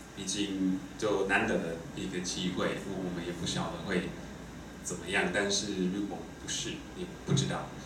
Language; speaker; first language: Chinese; non-native, fluent; English